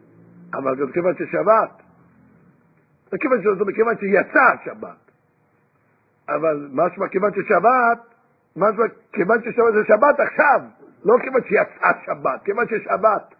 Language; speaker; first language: Hebrew; non-native, fluent; English